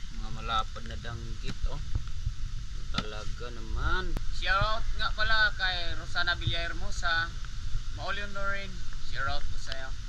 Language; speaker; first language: Filipino; non-native, local second language; Cebuano